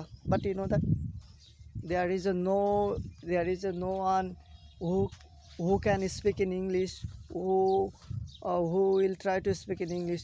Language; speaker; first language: English; non-native, learner; Bangla